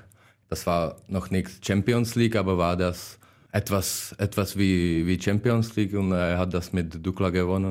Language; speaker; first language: German; non-native, learner; Czech